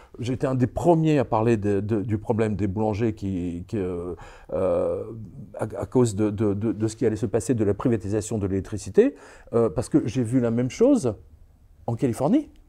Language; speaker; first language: French; early bilingual, other home language; Serbian